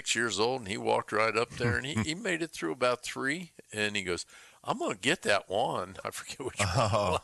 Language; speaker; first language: English; native; English